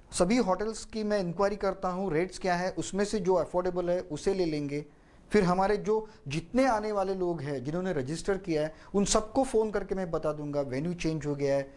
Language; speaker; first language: Hindi; native; Hindi